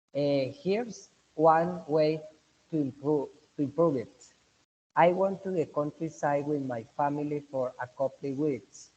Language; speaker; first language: English; non-native, learner; Spanish